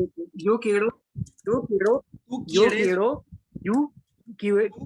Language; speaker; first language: Spanish; non-native, learner; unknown